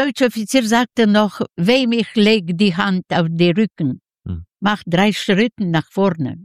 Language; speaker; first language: German; non-native, fluent; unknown